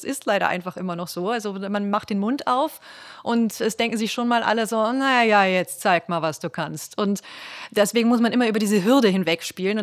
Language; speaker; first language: German; native; German